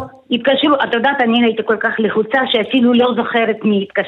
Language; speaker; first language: Hebrew; non-native, fluent; Russian